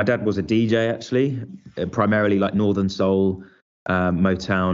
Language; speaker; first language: English; native; English